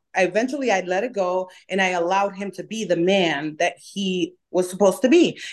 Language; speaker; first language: English; native; English